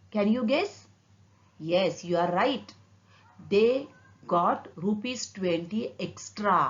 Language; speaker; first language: English; non-native, local second language; Marathi